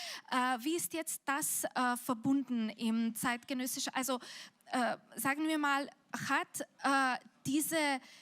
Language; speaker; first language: German; non-native, fluent; Slovenian